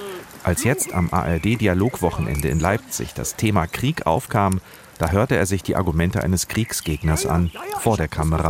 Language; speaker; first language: German; native; German